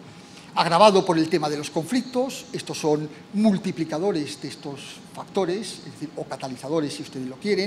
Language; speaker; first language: Spanish; native; Spanish